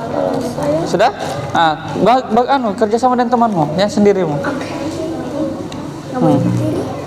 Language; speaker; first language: Indonesian; native; Indonesian